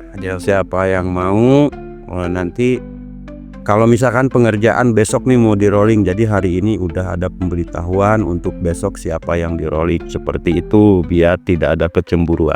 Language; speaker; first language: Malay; non-native, local second language; Sundanese